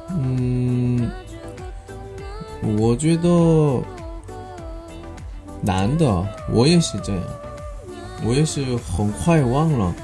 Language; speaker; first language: Chinese; non-native, learner; Korean